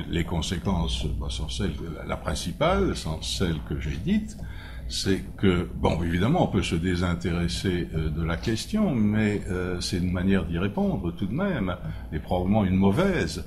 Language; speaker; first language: French; native; French